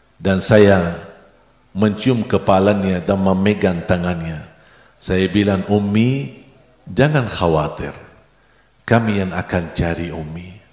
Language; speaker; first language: Indonesian; non-native, fluent; Arabic